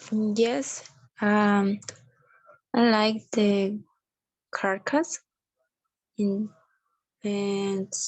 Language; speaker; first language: English; non-native, learner; Spanish